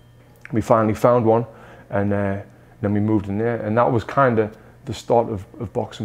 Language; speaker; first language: English; native; English